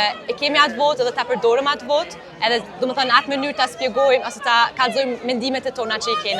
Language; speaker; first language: Albanian; early bilingual, heritage; Albanian